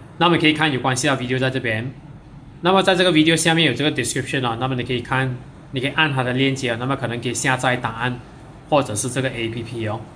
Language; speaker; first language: Chinese; native; Chinese